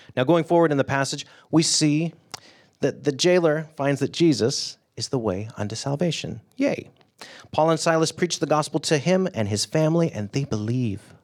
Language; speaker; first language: English; native; English